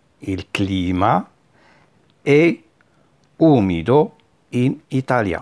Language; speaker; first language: Italian; non-native, fluent; Arabic